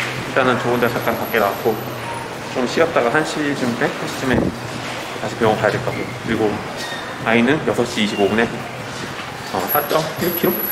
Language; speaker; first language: Korean; native; Korean